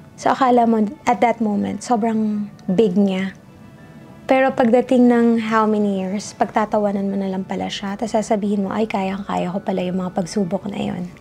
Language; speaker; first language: Filipino; early bilingual, heritage; Filipino